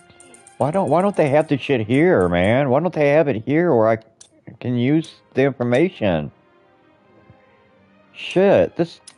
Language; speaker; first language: English; native; English